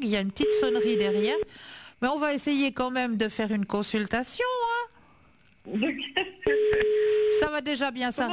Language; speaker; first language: French; native; French